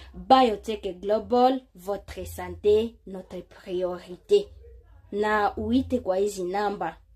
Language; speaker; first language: Swahili; native; Swahili